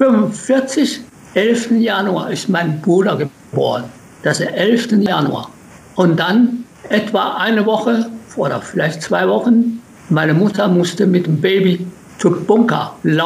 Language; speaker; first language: German; non-native, learner; Japanese